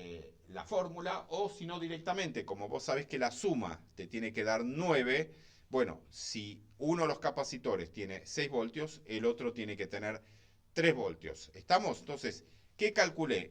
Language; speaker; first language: Spanish; native; Spanish